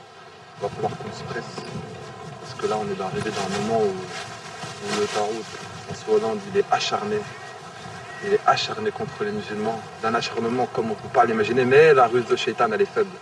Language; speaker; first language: French; native; French